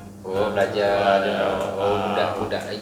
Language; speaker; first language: Malay; native; Malay